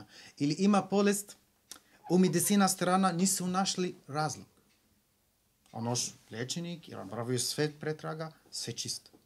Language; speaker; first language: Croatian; non-native, learner; Arabic